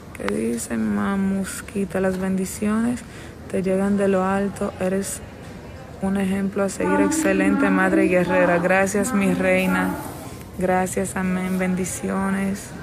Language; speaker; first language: Spanish; non-native, fluent; Romanian